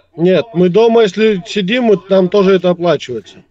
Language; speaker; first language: Russian; native; Russian